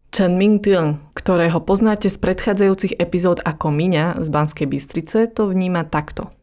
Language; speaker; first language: Slovak; early bilingual, other home language; Vietnamese